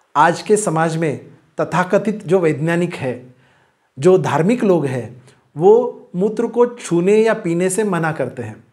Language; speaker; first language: Hindi; non-native, local second language; Marathi